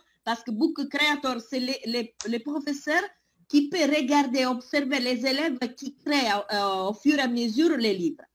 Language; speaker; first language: French; non-native, fluent; Italian